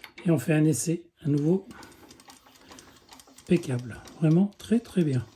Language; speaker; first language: French; native; French